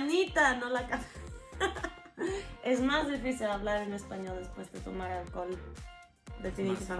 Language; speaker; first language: Spanish; non-native, fluent; English